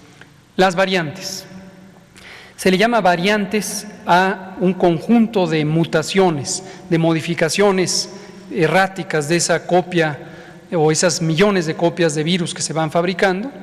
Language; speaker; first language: Spanish; native; Spanish